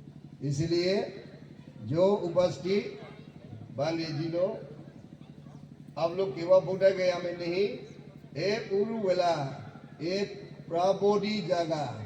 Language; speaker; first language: Hindi; non-native, fluent; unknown